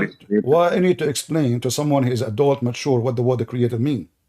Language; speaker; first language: English; non-native, fluent; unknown